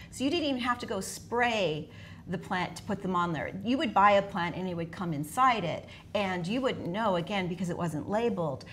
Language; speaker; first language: English; native; English